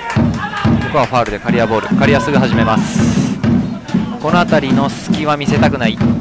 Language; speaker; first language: Japanese; native; Japanese